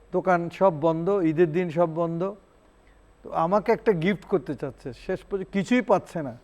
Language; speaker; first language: Bangla; non-native, local second language; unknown